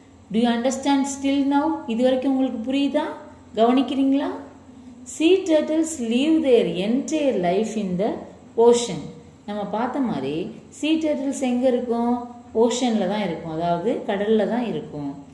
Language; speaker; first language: English; non-native, local second language; Tamil